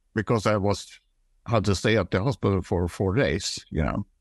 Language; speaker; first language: English; non-native, fluent; Swedish